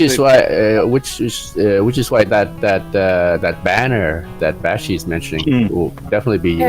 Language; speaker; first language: English; native; English